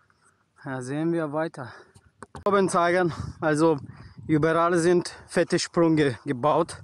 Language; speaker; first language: German; non-native, learner; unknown